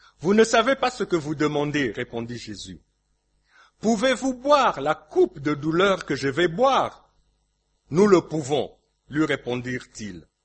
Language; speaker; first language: French; non-native, local second language; Lingala